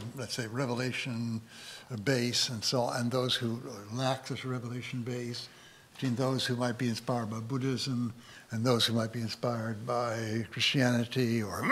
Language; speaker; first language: English; native; English